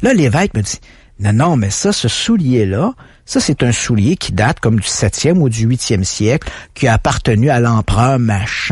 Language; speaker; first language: French; native; French